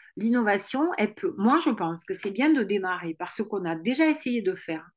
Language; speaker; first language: French; native; French